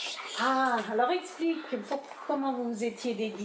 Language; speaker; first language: French; native; French